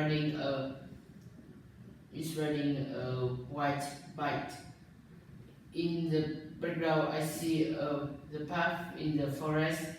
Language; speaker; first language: English; non-native, learner; Vietnamese